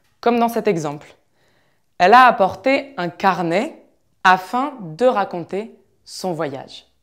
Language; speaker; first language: French; native; French